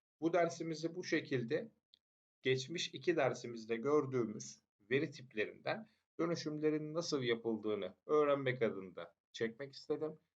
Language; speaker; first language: Turkish; native; Turkish